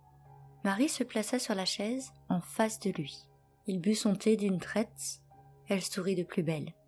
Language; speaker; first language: French; native; French